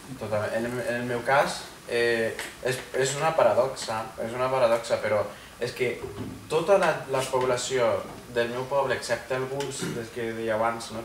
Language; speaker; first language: Catalan; non-native, fluent; Italian